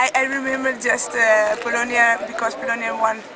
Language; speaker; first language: English; non-native, learner; Portuguese